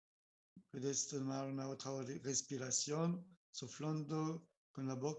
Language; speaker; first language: Spanish; non-native, learner; French